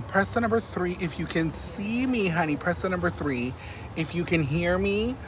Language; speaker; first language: English; early bilingual, other home language; Spanish